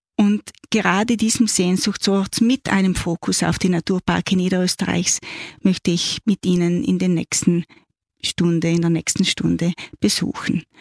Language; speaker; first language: German; native; German